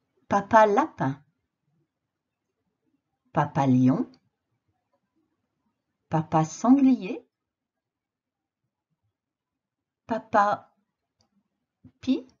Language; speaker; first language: French; native; French